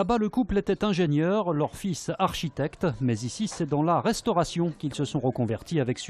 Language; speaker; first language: French; native; French